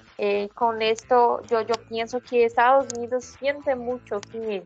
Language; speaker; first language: Spanish; non-native, fluent; Portuguese